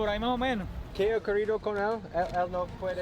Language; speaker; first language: Spanish; non-native, learner; English